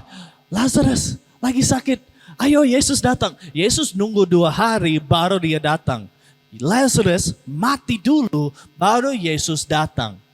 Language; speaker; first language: Indonesian; non-native, learner; English